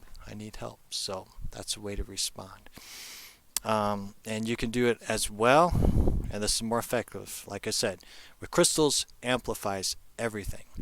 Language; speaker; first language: English; native; English